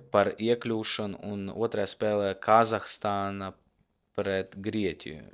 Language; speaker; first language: Latvian; native; Latvian